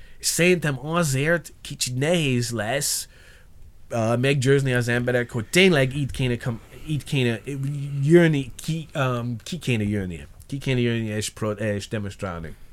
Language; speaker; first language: Hungarian; non-native, learner; English